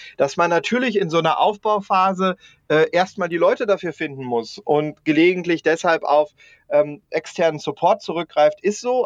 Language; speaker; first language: German; native; German